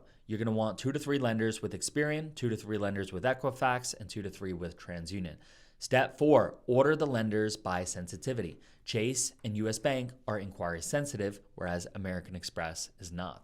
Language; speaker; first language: English; native; English